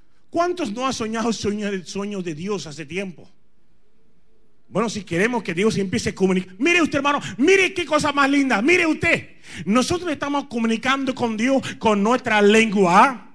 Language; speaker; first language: Spanish; non-native, fluent; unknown